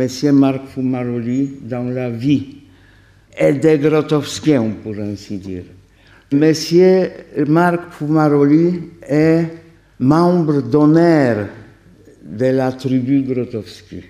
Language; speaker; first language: French; non-native, fluent; Polish